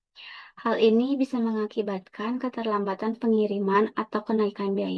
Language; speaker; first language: Indonesian; native; Indonesian